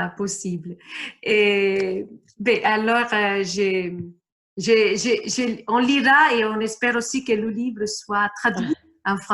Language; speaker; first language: French; non-native, fluent; Italian